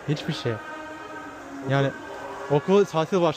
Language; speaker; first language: Turkish; early bilingual, heritage; English